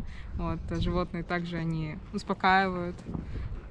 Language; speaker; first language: Russian; native; Russian